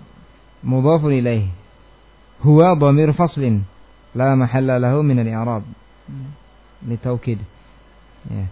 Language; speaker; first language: Arabic; non-native, fluent; Indonesian